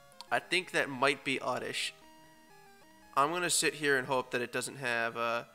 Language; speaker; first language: English; native; English